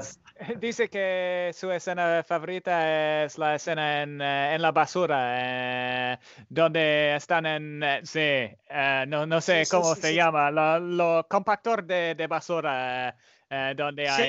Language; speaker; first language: Spanish; non-native, fluent; English